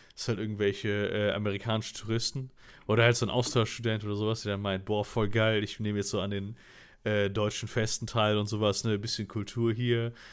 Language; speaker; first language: German; native; German